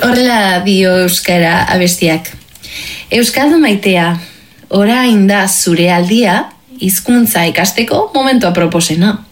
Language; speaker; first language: Basque; non-native, local second language; Spanish